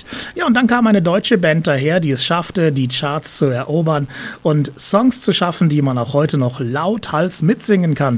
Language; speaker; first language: German; native; German